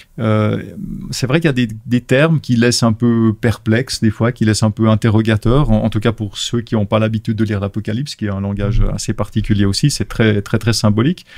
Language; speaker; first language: French; native; French